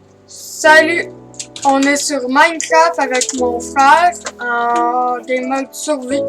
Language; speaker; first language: French; native; French